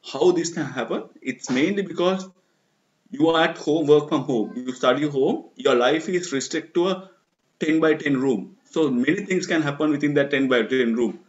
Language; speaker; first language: English; non-native, local second language; Sinhala